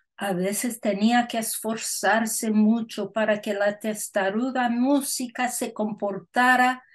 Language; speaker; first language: Spanish; early bilingual, heritage; Spanish